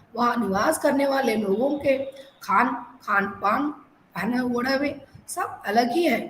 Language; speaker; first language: Hindi; non-native, local second language; Telugu